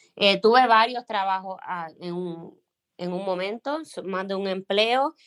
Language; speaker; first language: Spanish; native; Spanish